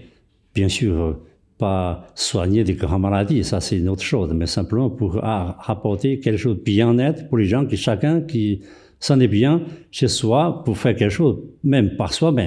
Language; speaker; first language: French; non-native, fluent; Chinese